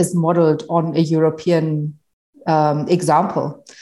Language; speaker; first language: English; non-native, fluent; German